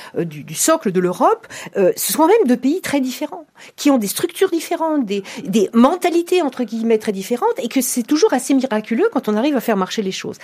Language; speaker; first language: French; native; French